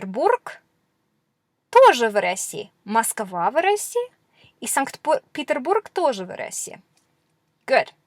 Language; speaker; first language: Russian; non-native, fluent; English